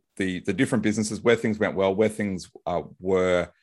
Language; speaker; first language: English; native; English